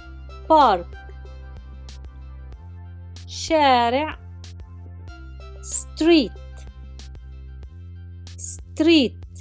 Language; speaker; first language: English; non-native, fluent; Arabic